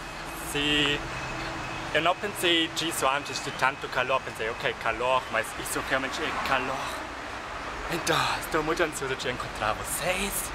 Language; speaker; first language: Portuguese; non-native, fluent; German